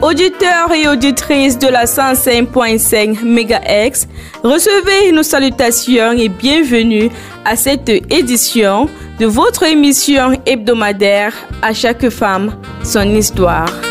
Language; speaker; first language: French; non-native, local second language; Fula